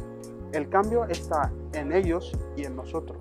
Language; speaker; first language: Spanish; non-native, fluent; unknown